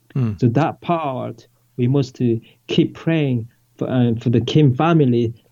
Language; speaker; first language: English; non-native, fluent; Korean